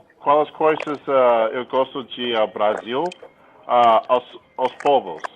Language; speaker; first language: Portuguese; non-native, learner; English